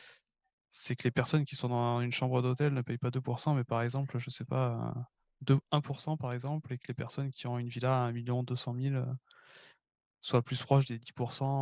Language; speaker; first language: French; native; French